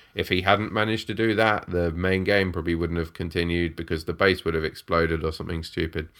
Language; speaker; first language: English; native; English